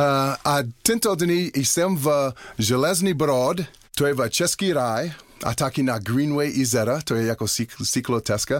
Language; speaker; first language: Czech; non-native, learner; English